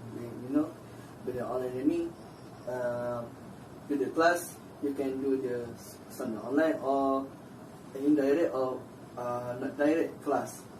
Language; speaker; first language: English; non-native, local second language; Malay